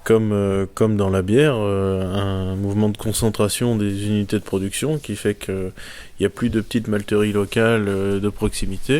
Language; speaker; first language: French; native; French